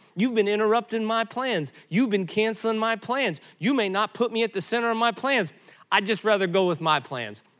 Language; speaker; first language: English; native; English